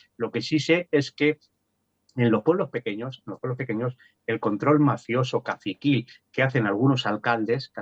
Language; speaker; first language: Spanish; native; Spanish